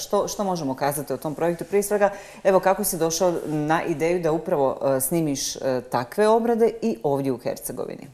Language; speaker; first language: Serbian; native; Serbian